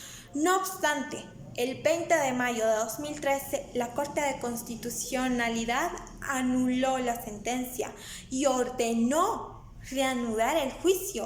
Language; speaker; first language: Spanish; native; Spanish